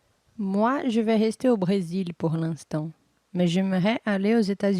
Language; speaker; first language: French; non-native, fluent; Portuguese